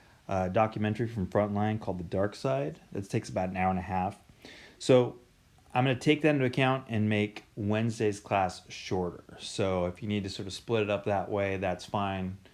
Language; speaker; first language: English; native; English